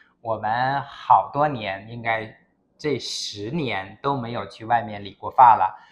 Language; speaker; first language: Chinese; native; Chinese